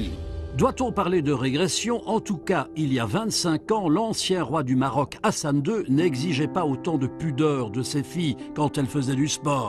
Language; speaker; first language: French; native; French